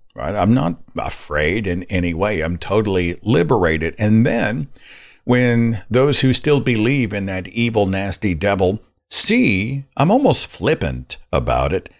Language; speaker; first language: English; native; English